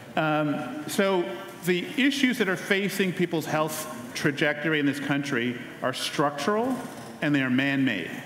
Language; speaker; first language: English; native; English